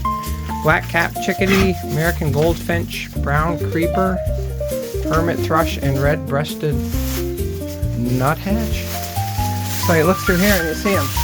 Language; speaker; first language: English; native; English